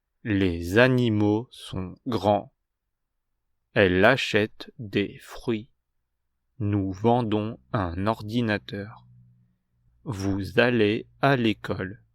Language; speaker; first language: French; non-native, fluent; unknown